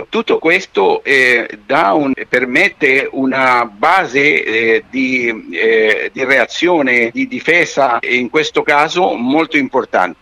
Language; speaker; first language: Italian; non-native, fluent; Spanish